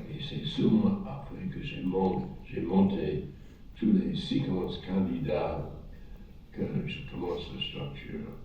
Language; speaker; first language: French; non-native, fluent; English